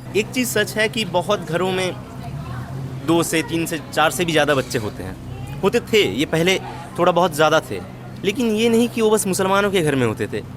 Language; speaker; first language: Hindi; non-native, local second language; Bangla